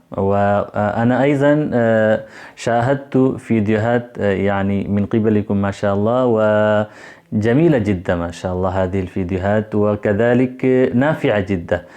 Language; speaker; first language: Arabic; non-native, fluent; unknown